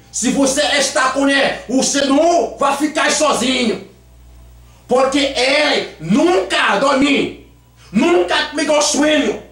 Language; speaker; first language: Portuguese; non-native, learner; Haitian Creole